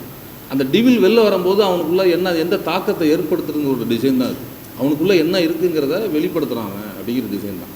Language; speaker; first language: Tamil; native; Tamil